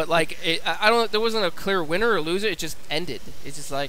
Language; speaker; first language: English; native; English